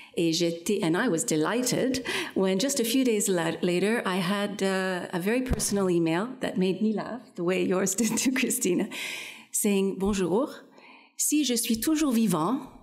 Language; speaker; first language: English; native; English